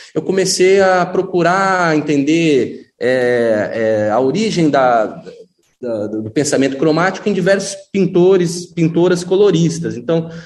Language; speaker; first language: Portuguese; native; Portuguese